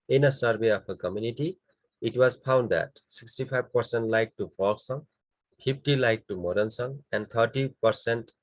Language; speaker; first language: English; non-native, local second language; Nepali